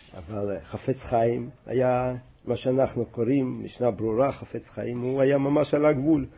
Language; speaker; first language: Hebrew; non-native, fluent; Russian